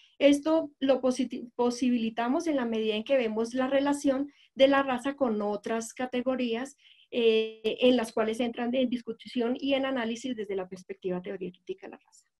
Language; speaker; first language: Spanish; native; Spanish